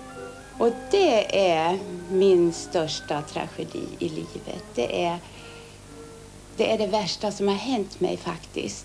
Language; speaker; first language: Swedish; early bilingual, other home language; Finnish